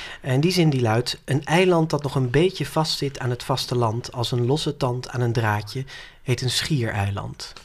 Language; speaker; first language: Dutch; native; Dutch